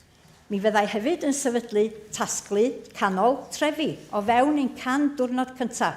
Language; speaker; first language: Welsh; native; Welsh